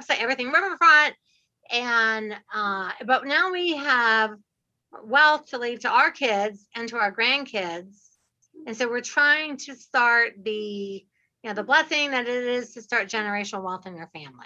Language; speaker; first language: English; native; English